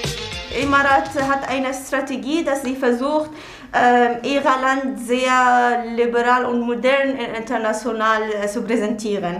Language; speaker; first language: German; non-native, learner; Arabic